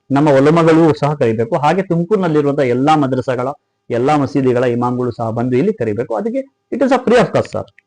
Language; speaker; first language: Kannada; non-native, local second language; Urdu